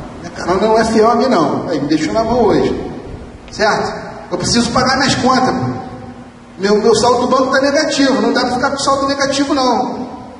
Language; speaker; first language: Portuguese; native; Portuguese